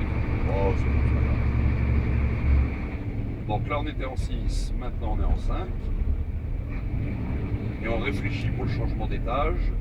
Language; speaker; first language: French; native; French